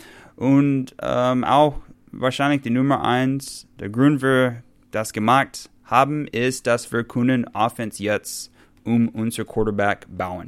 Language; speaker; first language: German; non-native, fluent; English